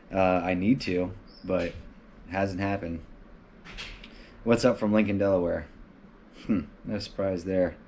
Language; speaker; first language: English; native; English